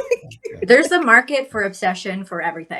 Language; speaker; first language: English; native; English